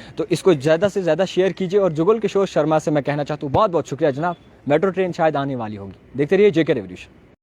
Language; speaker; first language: Hindi; non-native, local second language; Kashmiri